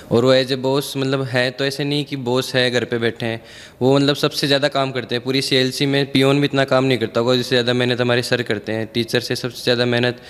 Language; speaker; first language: Hindi; native; Hindi